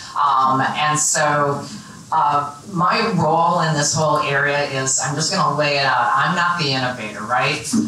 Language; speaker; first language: English; native; English